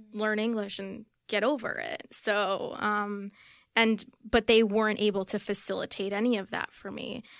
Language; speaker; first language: English; early bilingual, other home language; Spanish